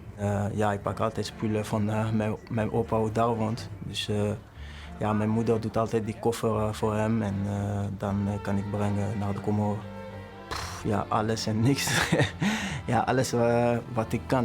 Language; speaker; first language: Dutch; non-native, learner; French